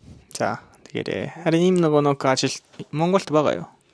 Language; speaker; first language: Mongolian; non-native, learner; Japanese